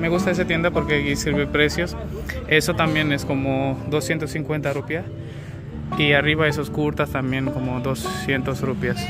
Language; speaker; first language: Spanish; non-native, learner; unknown